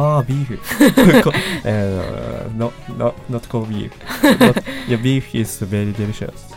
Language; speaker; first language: English; non-native, learner; Japanese